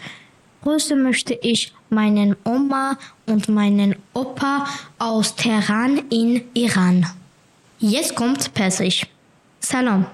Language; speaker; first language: German; non-native, learner; Persian